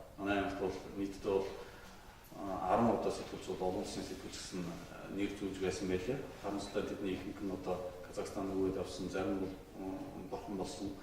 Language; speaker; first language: Mongolian; non-native, local second language; Kazakh